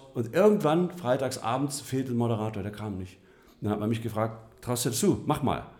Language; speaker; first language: German; native; German